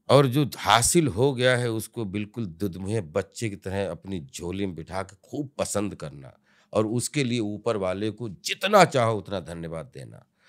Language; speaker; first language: Hindi; native; Hindi